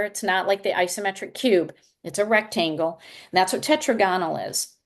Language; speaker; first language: English; native; English